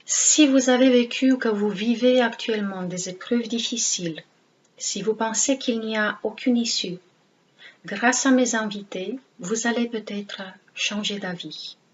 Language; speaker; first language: French; native; French